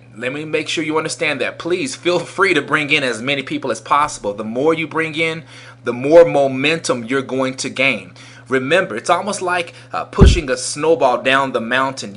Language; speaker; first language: English; native; English